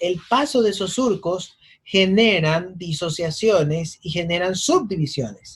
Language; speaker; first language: Spanish; native; Spanish